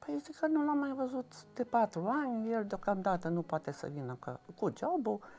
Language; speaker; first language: Romanian; non-native, local second language; Hungarian